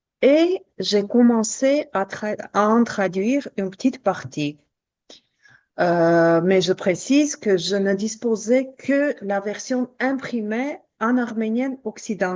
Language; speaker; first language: French; non-native, fluent; Armenian